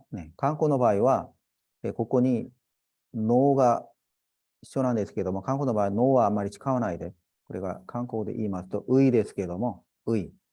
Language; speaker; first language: Japanese; non-native, fluent; Korean